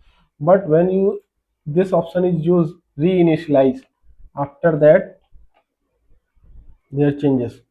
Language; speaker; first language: English; non-native, local second language; Hindi